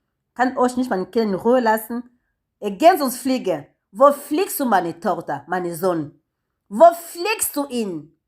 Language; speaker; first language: German; non-native, learner; Lingala